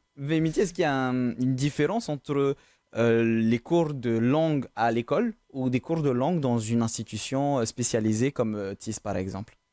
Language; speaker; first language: French; native; French